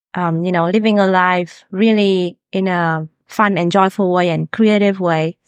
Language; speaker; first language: English; non-native, fluent; Vietnamese